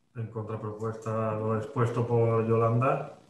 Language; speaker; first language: Spanish; non-native, local second language; Catalan